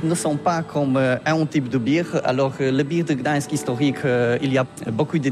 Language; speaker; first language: French; non-native, learner; Polish